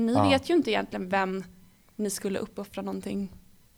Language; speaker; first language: Swedish; native; Swedish